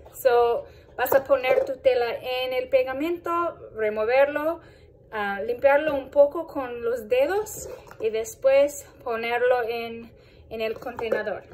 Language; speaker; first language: Spanish; non-native, fluent; English